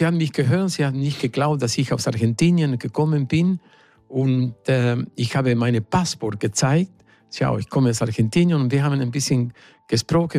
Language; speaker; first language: German; non-native, fluent; Spanish